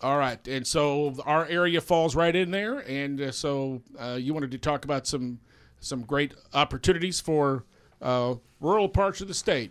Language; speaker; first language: English; native; English